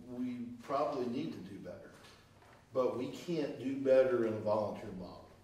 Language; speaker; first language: English; native; English